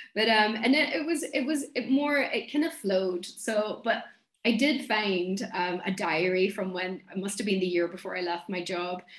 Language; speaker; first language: English; native; English